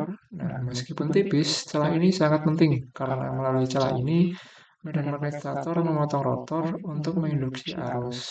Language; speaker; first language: Indonesian; native; Indonesian